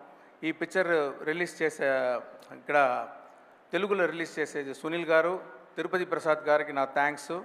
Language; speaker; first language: Telugu; non-native, fluent; Tamil